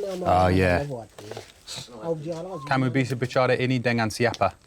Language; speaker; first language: Indonesian; non-native, learner; English